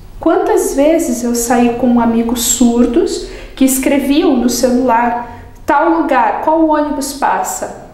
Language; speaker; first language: Portuguese; native; Portuguese